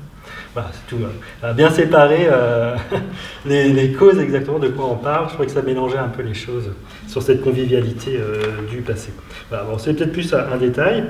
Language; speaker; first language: French; native; French